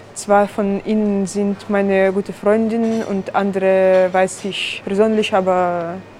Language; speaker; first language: German; non-native, learner; Belarusian